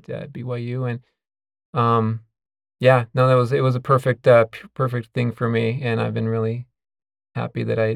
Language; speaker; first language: English; native; English